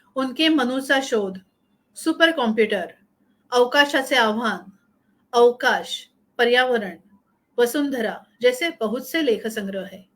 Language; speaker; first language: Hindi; non-native, local second language; Marathi